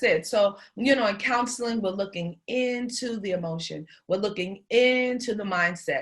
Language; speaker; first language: English; native; English